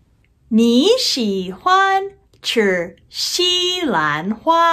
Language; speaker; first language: Chinese; non-native, fluent; English